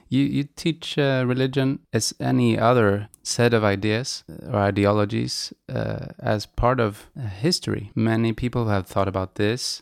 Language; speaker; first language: English; non-native, fluent; Swedish